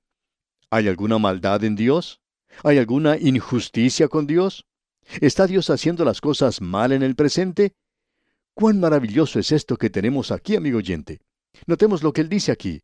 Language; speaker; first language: Spanish; native; Spanish